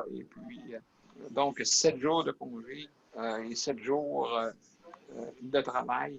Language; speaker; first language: French; native; French